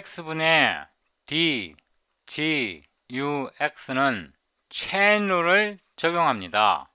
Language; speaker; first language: Korean; native; Korean